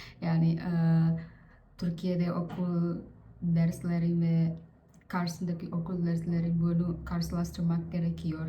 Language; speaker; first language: Turkish; non-native, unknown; Vietnamese